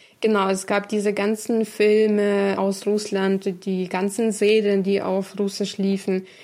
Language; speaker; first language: German; non-native, fluent; Ukrainian